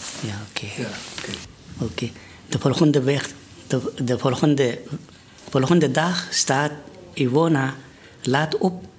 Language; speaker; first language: Dutch; non-native, learner; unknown